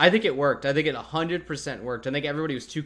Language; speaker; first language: English; native; English